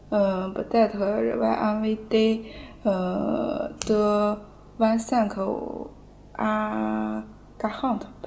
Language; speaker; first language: French; non-native, learner; Chinese